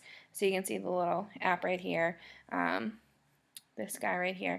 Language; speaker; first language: English; native; English